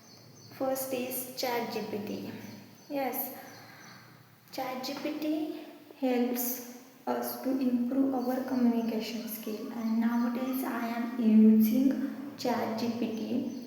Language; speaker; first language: English; non-native, learner; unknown